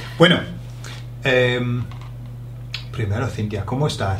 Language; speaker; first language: Spanish; non-native, learner; English